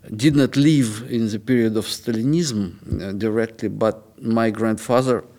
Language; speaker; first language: English; non-native, fluent; Russian